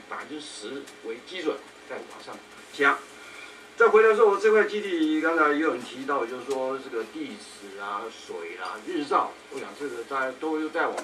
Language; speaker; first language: Chinese; native; Chinese